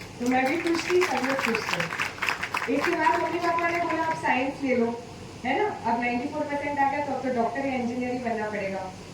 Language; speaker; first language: Hindi; non-native, local second language; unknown